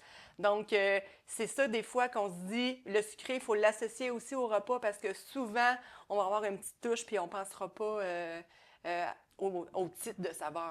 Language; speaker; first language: French; native; French